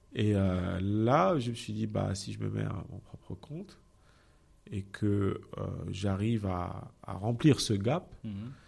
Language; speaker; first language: French; non-native, local second language; Arabic